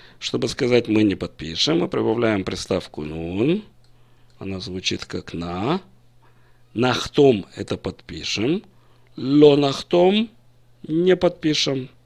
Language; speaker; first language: Russian; native; Russian